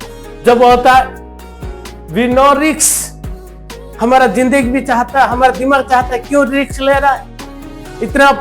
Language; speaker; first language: Hindi; non-native, local second language; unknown